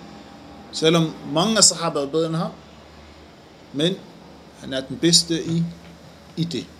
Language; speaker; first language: Danish; non-native, fluent; Arabic